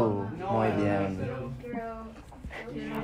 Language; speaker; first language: Spanish; non-native, learner; English